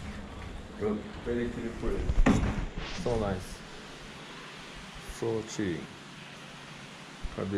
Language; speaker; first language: English; non-native, learner; Japanese